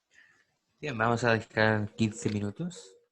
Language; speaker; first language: Spanish; native; Spanish